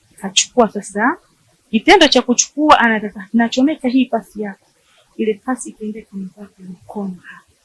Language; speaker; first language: Swahili; native; Swahili